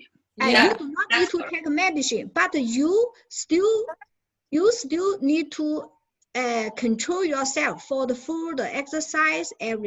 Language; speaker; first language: English; non-native, learner; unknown